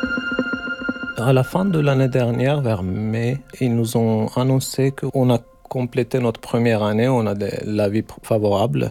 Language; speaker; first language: French; non-native, learner; Turkish